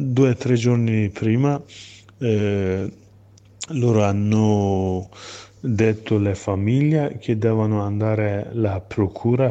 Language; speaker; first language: Italian; non-native, learner; Kurdish